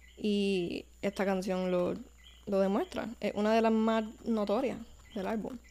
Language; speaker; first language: Spanish; early bilingual, heritage; Spanish